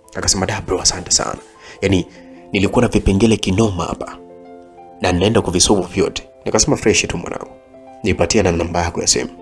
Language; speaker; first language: Swahili; native; Swahili